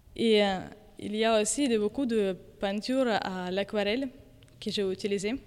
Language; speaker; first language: French; non-native, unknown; Ukrainian